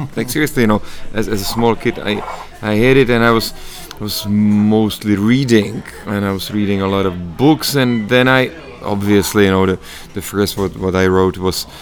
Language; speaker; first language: English; non-native, fluent; Czech